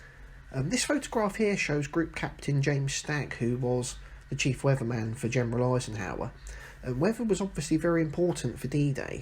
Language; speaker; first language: English; native; English